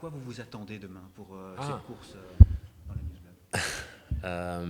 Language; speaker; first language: French; native; French